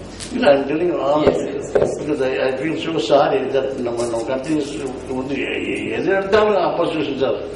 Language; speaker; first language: English; non-native, local second language; Tamil